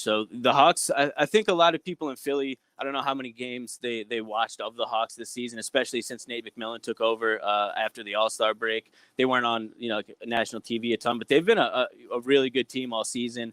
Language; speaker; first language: English; native; English